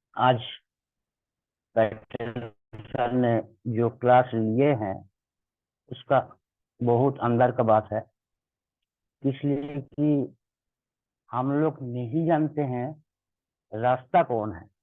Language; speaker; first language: Hindi; non-native, local second language; Bangla